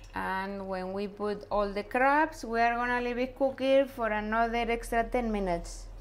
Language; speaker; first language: English; non-native, fluent; Spanish